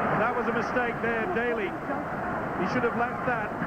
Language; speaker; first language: English; native; English